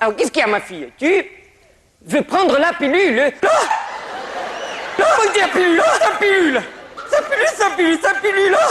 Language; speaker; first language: French; native; French